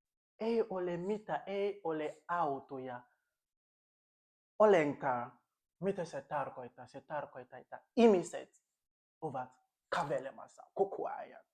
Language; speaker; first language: Finnish; non-native, learner; English